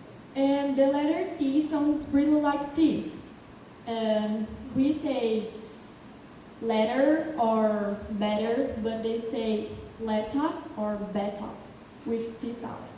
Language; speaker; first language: English; non-native, learner; Portuguese